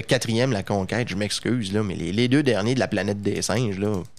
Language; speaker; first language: French; native; French